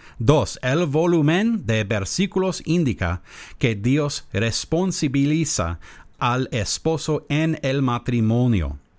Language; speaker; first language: Spanish; non-native, learner; English